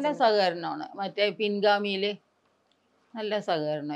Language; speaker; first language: Malayalam; native; Malayalam